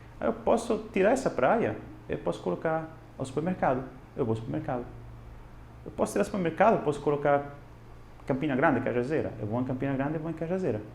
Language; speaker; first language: Portuguese; non-native, fluent; Italian